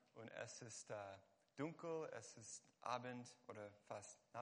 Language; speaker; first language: German; non-native, fluent; Hungarian